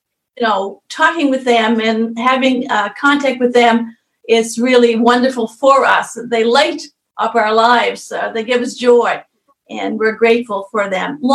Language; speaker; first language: English; native; English